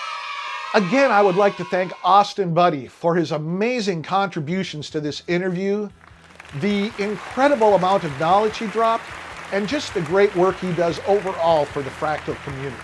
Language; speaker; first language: English; native; English